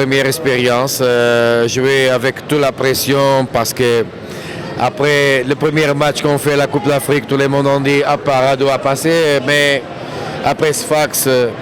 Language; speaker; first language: French; non-native, fluent; Portuguese